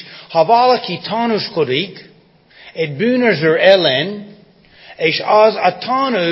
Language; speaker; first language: Hungarian; non-native, fluent; English